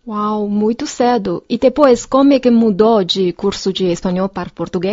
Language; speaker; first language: Portuguese; non-native, fluent; Chinese